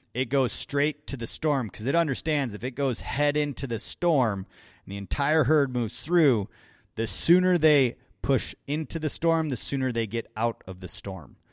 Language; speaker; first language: English; native; English